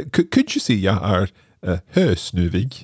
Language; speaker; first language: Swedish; non-native, learner; English